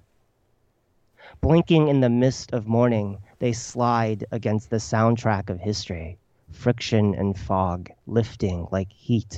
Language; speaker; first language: English; early bilingual, other home language; Chinese